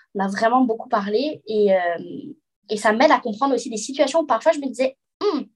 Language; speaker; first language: French; native; French